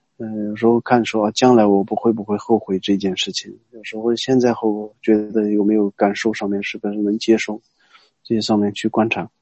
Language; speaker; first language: Chinese; non-native, local second language; Tibetan